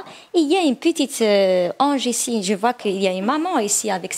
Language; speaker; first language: French; non-native, learner; Chinese